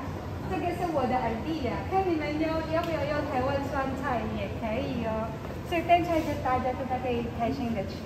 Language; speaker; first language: Chinese; non-native, fluent; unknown